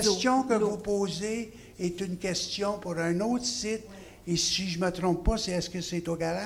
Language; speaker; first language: French; native; French